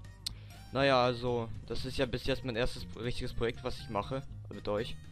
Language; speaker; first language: German; native; German